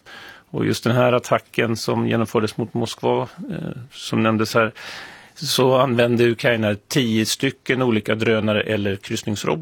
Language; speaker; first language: Swedish; native; Swedish